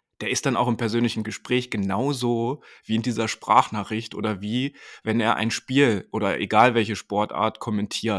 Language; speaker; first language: German; native; German